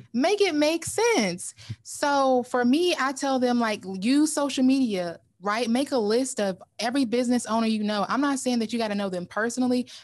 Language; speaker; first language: English; native; English